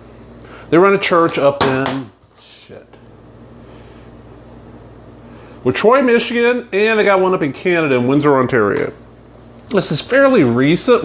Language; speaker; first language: English; native; English